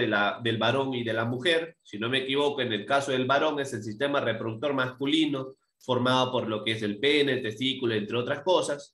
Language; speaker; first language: Spanish; native; Spanish